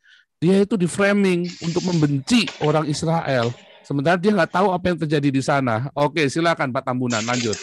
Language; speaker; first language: Indonesian; native; Indonesian